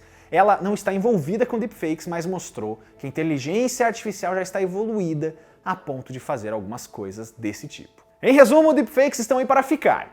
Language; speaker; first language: Portuguese; native; Portuguese